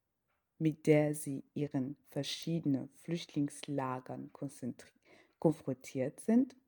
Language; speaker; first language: German; non-native, fluent; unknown